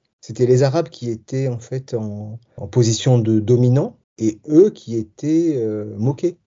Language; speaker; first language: French; early bilingual, other home language; Tachelhit